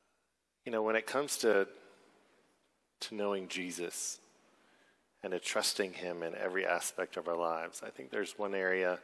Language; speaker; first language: English; native; English